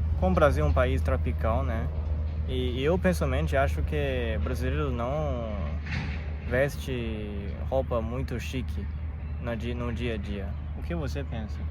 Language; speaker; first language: Portuguese; non-native, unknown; Chinese